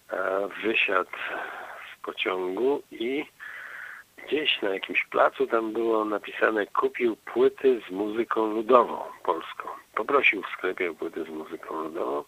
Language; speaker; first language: Polish; native; Polish